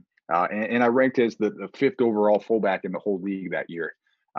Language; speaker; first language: English; native; English